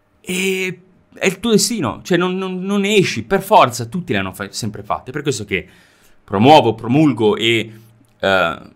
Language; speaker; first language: Italian; native; Italian